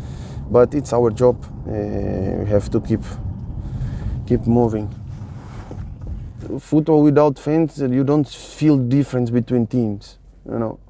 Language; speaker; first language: English; non-native, fluent; Portuguese